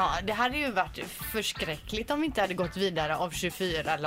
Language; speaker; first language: Swedish; native; Swedish